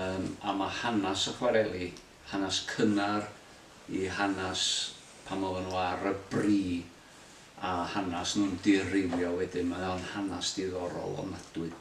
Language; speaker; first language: Welsh; native; Welsh